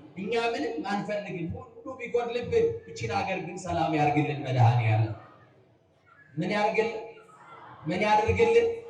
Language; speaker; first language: Amharic; native; Amharic